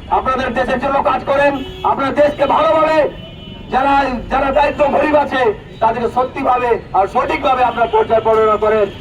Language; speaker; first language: Bangla; non-native, local second language; Urdu